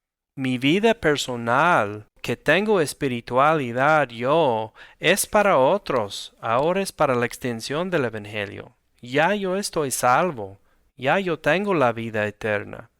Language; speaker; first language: Spanish; non-native, fluent; English